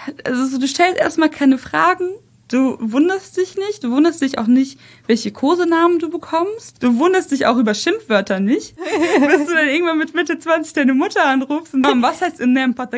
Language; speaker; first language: German; early bilingual, other home language; Russian